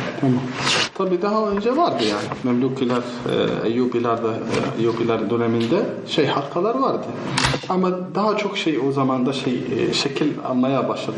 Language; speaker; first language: Turkish; non-native, fluent; Arabic